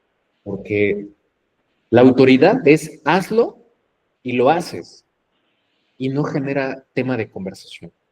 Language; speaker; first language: Spanish; native; Spanish